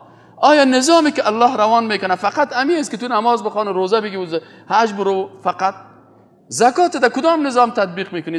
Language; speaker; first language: Persian; native; Persian